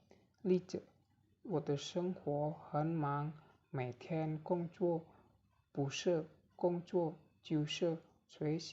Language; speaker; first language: Chinese; non-native, learner; Indonesian